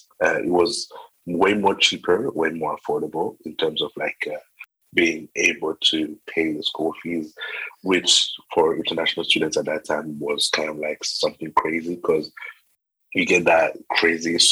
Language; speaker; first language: English; non-native, local second language; Kinyarwanda